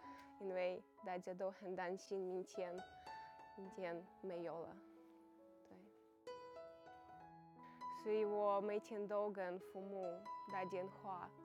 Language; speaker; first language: Chinese; non-native, fluent; Ukrainian